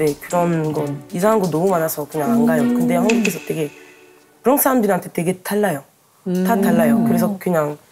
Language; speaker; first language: Korean; non-native, learner; French